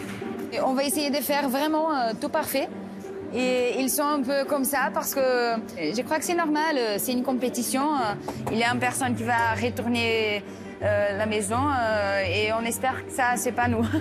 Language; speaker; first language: French; non-native, learner; Portuguese